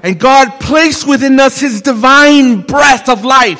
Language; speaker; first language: English; native; English